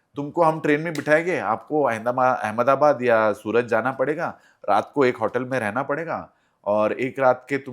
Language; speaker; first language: Hindi; non-native, local second language; Marathi